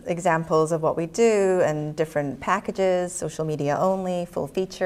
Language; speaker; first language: English; native; English